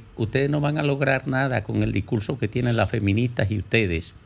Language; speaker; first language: Spanish; native; Spanish